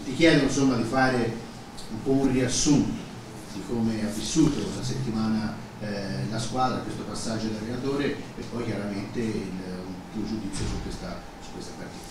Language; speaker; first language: Italian; native; Italian